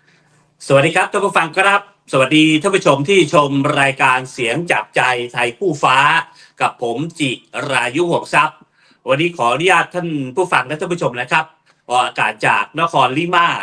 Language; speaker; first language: Thai; native; Thai